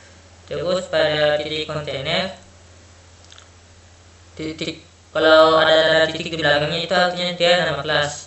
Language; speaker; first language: Indonesian; native; Indonesian